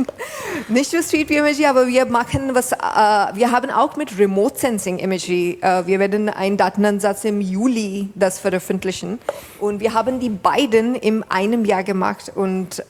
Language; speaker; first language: German; non-native, fluent; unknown